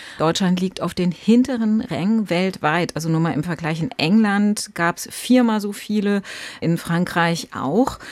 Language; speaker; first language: German; native; German